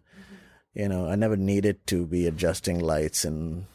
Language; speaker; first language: English; non-native, local second language; Urdu